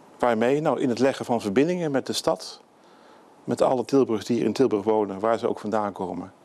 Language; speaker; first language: Dutch; native; Dutch